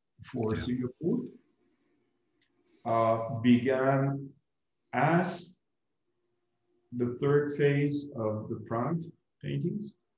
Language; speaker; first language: English; non-native, fluent; Spanish